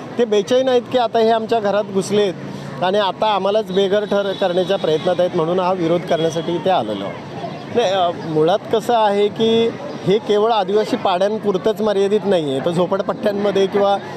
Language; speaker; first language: Marathi; native; Marathi